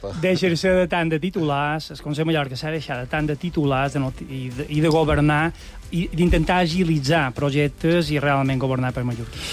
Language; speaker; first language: Catalan; native; Catalan